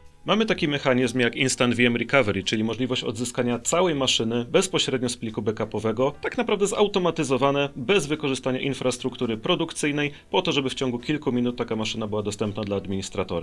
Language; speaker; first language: Polish; native; Polish